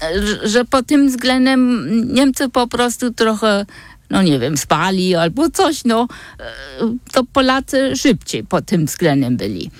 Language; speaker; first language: Polish; non-native, fluent; German